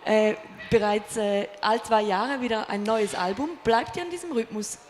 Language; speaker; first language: German; native; German